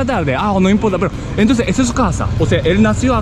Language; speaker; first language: Spanish; non-native, learner; Japanese